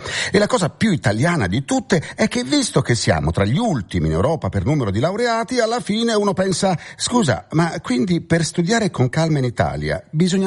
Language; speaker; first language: Italian; native; Italian